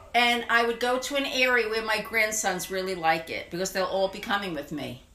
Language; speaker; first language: English; native; English